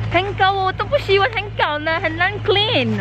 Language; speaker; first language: Chinese; non-native, learner; Filipino